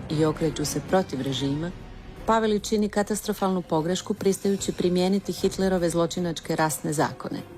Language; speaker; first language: Croatian; native; Croatian